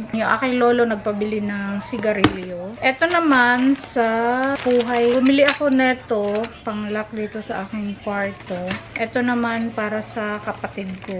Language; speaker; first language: Filipino; non-native, local second language; Cebuano